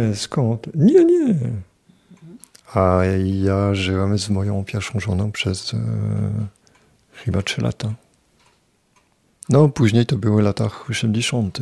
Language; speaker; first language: Polish; non-native, fluent; French